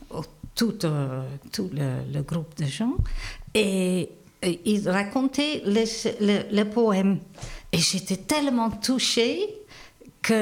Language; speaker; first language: French; non-native, learner; Dutch